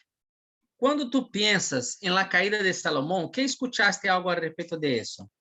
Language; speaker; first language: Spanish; non-native, fluent; Portuguese